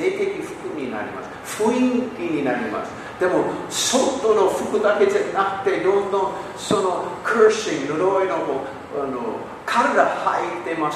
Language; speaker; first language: Japanese; non-native, learner; English